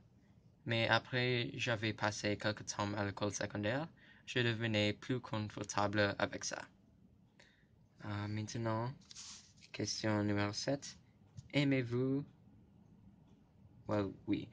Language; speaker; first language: French; non-native, learner; English